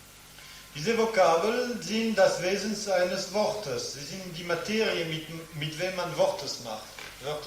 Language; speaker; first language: German; non-native, fluent; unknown